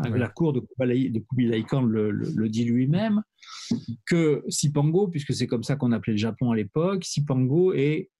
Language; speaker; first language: French; native; French